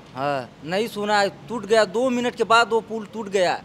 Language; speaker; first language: Hindi; native; Hindi